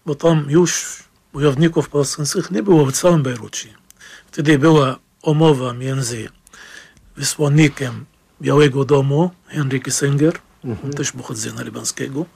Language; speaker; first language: Polish; non-native, fluent; Arabic